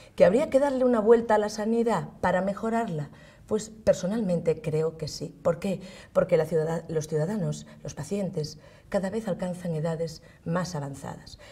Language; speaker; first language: Spanish; native; Spanish